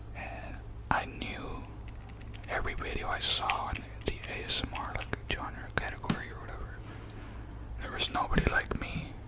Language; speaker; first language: English; early bilingual, other home language; Spanish